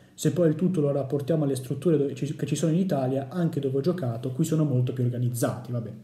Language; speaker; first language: Italian; native; Italian